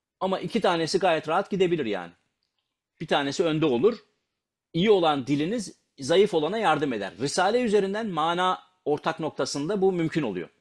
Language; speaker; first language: Turkish; non-native, local second language; Kurdish